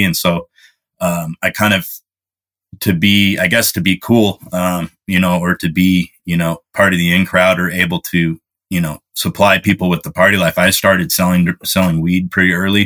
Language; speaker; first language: English; native; English